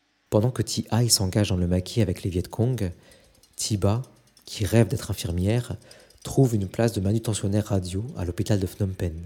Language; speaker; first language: French; native; French